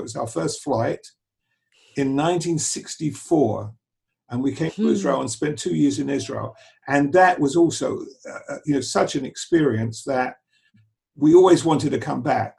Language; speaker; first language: English; native; English